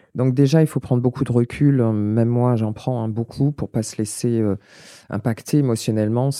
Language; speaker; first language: French; native; French